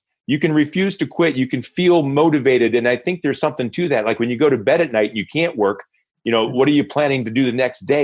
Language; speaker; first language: English; native; English